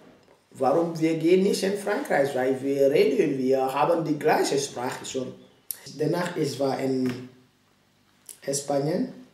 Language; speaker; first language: German; non-native, learner; French